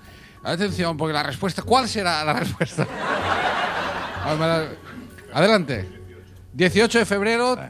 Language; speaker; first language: Spanish; native; Spanish